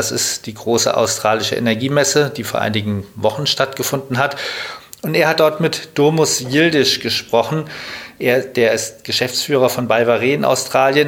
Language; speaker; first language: German; native; German